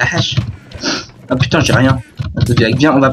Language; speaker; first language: French; native; French